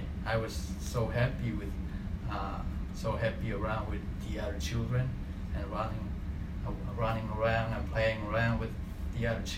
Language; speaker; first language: English; non-native, learner; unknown